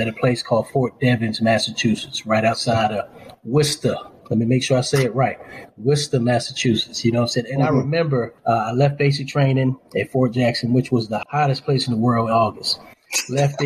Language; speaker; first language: English; native; English